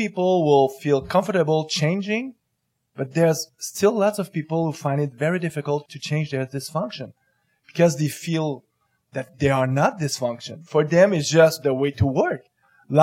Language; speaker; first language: English; non-native, fluent; French